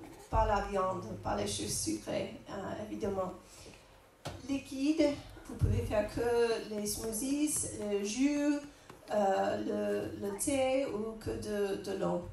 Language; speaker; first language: French; non-native, fluent; English